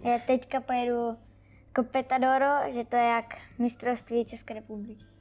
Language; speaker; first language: Czech; early bilingual, heritage; Czech